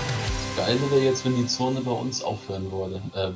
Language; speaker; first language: German; native; German